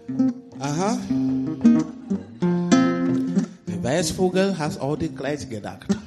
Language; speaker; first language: German; non-native, learner; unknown